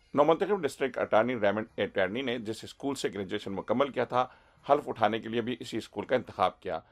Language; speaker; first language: Urdu; native; Urdu